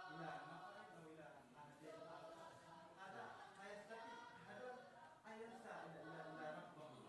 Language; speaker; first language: Arabic; non-native, learner; Achinese